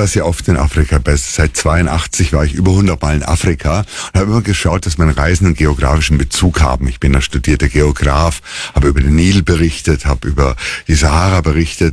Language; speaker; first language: German; native; German